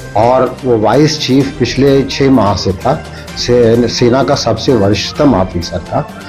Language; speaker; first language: Hindi; native; Hindi